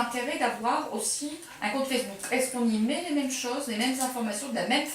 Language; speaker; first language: French; native; French